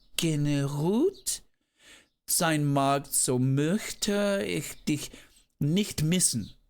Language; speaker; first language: German; non-native, learner; English